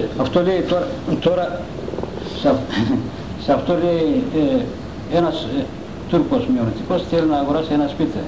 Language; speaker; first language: Greek; non-native, local second language; Turkish